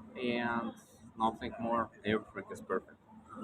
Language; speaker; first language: English; non-native, learner; Russian